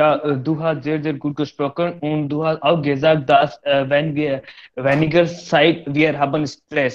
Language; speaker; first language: German; non-native, learner; Hindi